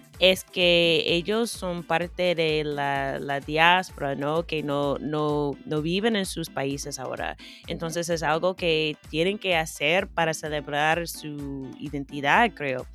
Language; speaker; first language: Spanish; non-native, fluent; English